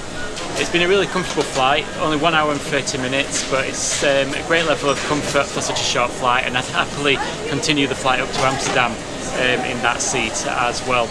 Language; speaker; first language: English; native; English